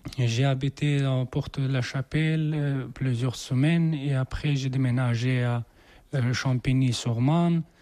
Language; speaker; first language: French; non-native, learner; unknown